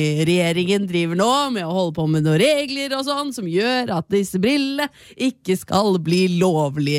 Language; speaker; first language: Norwegian; native; Norwegian